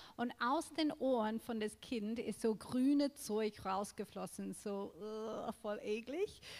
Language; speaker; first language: German; non-native, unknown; English